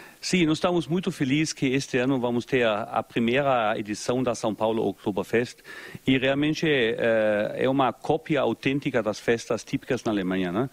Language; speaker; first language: Portuguese; non-native, fluent; German